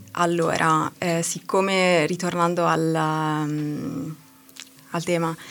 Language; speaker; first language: Italian; early bilingual, other home language; Arabic